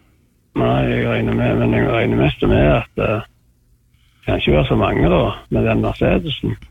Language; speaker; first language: Norwegian; native; Norwegian